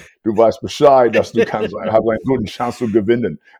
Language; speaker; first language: German; non-native, learner; English